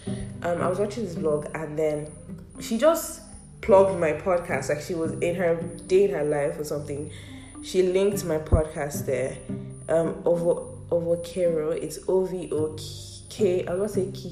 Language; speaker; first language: English; non-native, local second language; Yoruba